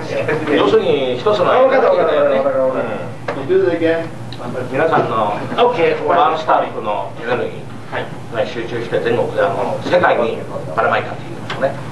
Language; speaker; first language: Japanese; native; Japanese